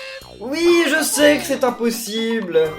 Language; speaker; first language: French; native; French